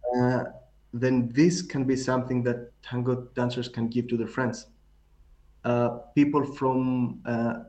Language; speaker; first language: English; non-native, fluent; Greek